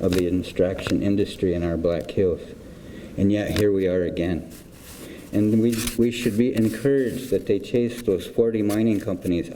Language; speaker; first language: English; native; English